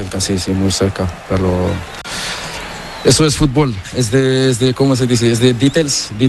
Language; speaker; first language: Spanish; non-native, learner; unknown